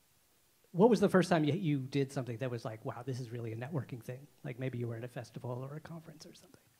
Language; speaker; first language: English; native; English